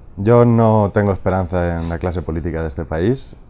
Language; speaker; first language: Spanish; native; Spanish